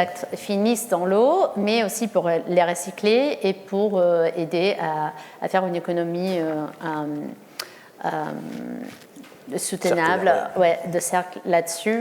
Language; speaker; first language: French; non-native, fluent; Catalan